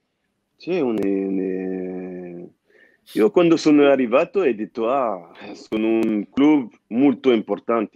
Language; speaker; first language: Italian; non-native, fluent; French